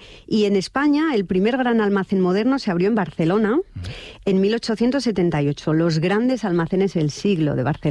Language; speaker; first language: Spanish; native; Spanish